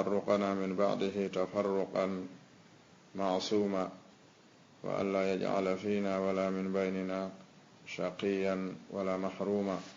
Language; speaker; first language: Arabic; non-native, fluent; Fula